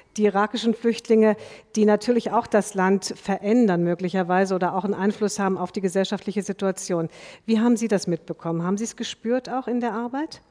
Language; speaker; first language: German; native; German